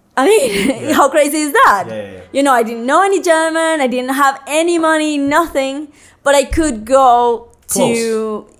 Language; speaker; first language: English; non-native, fluent; Spanish